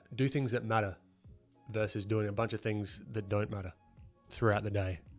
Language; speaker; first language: English; native; English